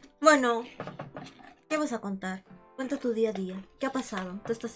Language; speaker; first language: Spanish; native; Spanish